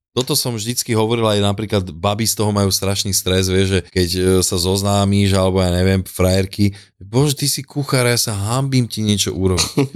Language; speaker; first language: Slovak; native; Slovak